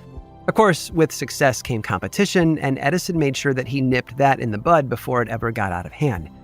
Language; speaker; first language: English; native; English